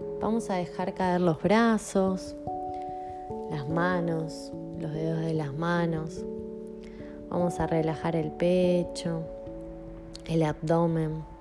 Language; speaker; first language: Spanish; native; Spanish